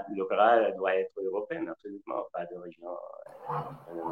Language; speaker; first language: French; non-native, learner; Spanish